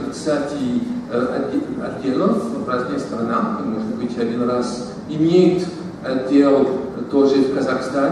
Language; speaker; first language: Russian; non-native, fluent; French